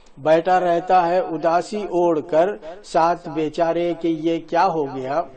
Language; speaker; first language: Urdu; native; Urdu